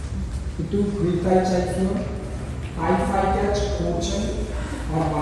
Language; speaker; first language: Vietnamese; non-native, learner; Hindi